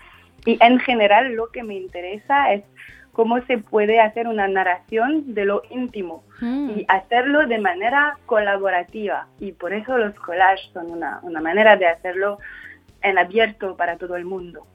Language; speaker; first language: Spanish; non-native, fluent; French